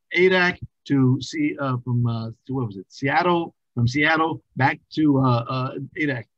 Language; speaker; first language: English; native; English